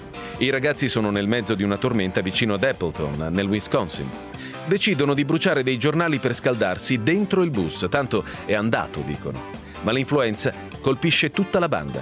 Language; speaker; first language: Italian; native; Italian